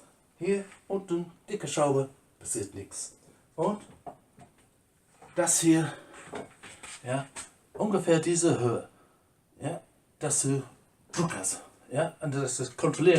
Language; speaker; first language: German; non-native, fluent; English